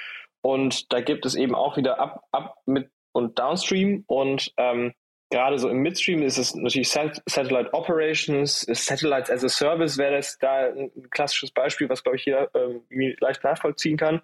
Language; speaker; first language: German; native; German